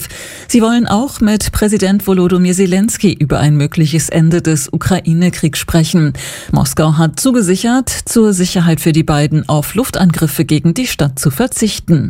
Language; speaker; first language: German; native; German